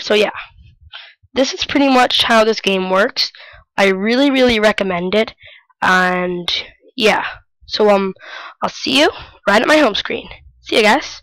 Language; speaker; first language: English; native; English